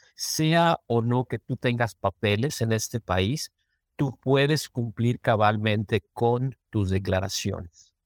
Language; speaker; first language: Spanish; native; Spanish